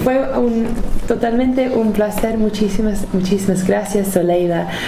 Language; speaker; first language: Spanish; non-native, learner; English